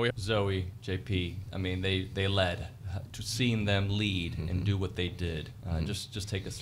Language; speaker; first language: English; native; English